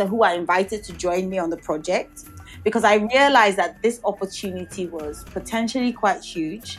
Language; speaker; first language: English; non-native, local second language; Yoruba